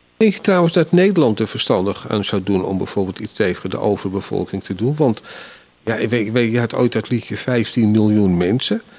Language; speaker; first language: Dutch; native; Dutch